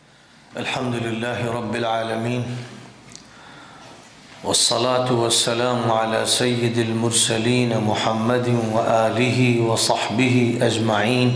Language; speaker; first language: Arabic; non-native, fluent; Urdu